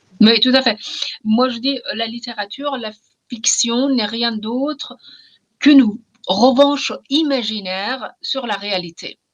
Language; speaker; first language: French; non-native, fluent; Persian